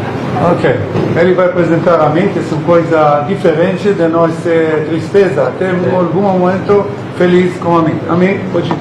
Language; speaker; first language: Portuguese; non-native, learner; Hebrew